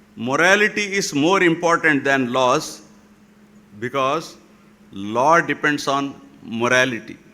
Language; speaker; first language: English; non-native, local second language; Kannada